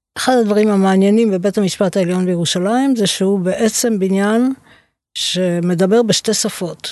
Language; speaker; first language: Hebrew; native; Hebrew